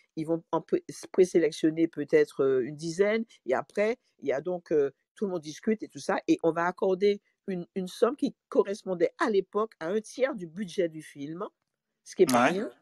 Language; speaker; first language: French; native; French